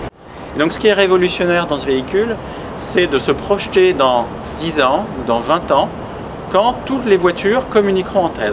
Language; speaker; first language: French; native; French